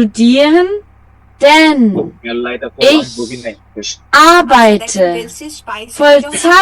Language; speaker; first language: German; non-native, learner; Bangla